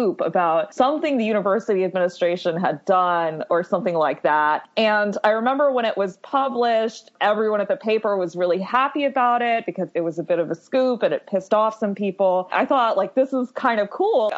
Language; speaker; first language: English; native; English